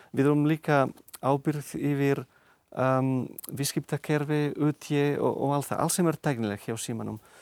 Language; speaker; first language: Icelandic; non-native, fluent; Catalan